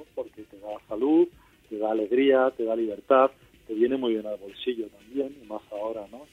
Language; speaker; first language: Spanish; native; Spanish